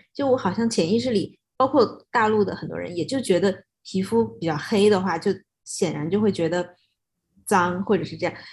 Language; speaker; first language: Chinese; native; Chinese